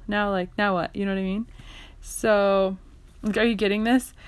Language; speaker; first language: English; native; English